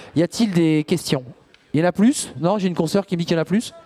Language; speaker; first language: French; native; French